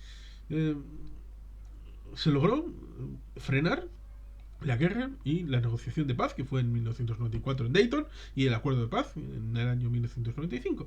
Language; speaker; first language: Spanish; native; Spanish